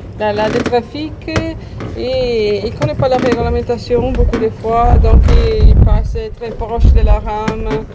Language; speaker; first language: French; non-native, learner; Italian